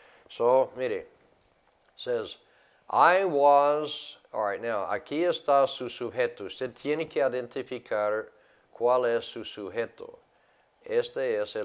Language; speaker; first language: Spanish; non-native, fluent; English